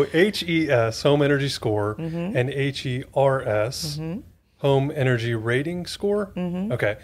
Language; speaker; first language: English; native; English